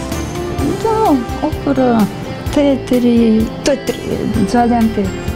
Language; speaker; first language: Georgian; non-native, learner; Russian